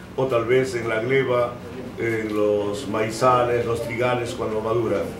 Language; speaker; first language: Spanish; native; Spanish